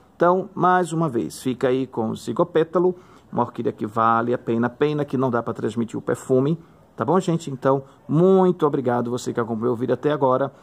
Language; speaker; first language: Portuguese; native; Portuguese